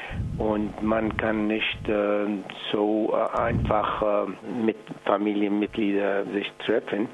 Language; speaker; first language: German; non-native, fluent; Persian